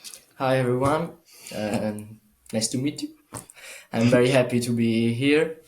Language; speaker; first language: English; non-native, learner; Italian